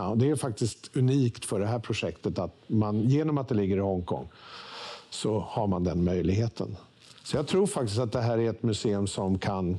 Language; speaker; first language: Swedish; native; Swedish